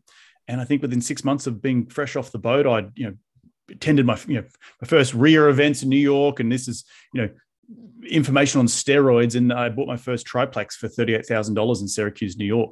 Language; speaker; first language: English; native; English